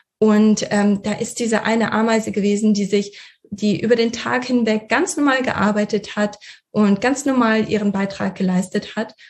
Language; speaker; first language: German; early bilingual, other home language; Russian